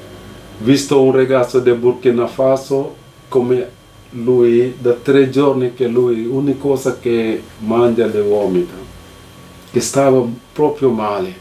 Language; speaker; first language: Italian; non-native, fluent; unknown